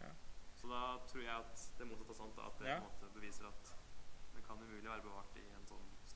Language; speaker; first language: Norwegian; native; Norwegian